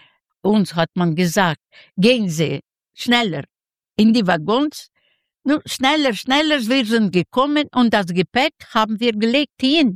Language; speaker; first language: German; non-native, fluent; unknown